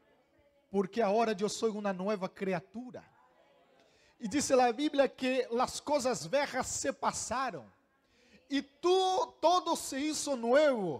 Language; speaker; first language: Spanish; non-native, fluent; Portuguese